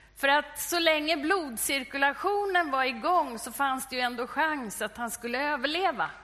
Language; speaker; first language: Swedish; native; Swedish